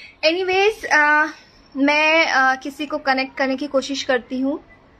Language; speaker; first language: Hindi; native; Hindi